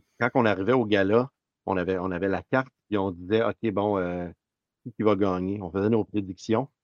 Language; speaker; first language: French; native; French